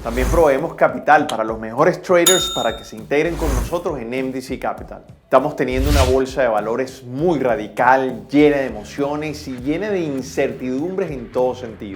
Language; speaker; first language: Spanish; native; Spanish